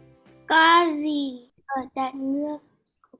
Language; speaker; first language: Vietnamese; early bilingual, heritage; Vietnamese